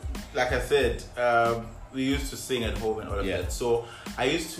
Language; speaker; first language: English; non-native, local second language; Zulu